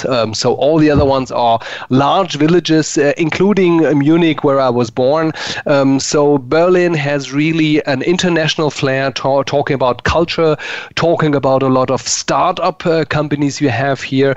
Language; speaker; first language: English; non-native, fluent; German